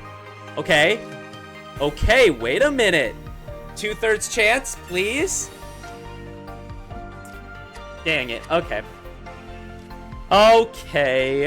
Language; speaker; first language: English; native; English